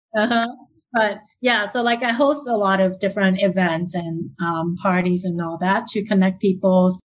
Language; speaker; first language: English; early bilingual, other home language; Chinese